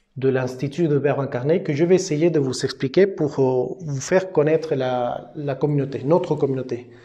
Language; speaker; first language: French; non-native, fluent; Spanish